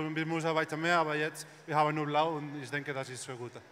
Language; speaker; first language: German; non-native, learner; Spanish